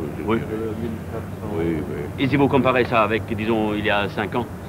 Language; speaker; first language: French; non-native, fluent; Swedish